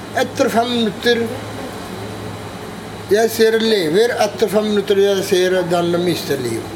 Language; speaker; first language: Norwegian; non-native, learner; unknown